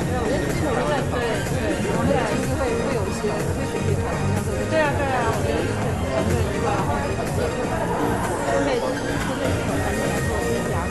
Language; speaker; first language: Chinese; native; Chinese